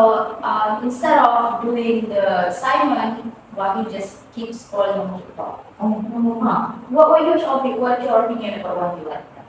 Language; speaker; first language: English; non-native, fluent; Indonesian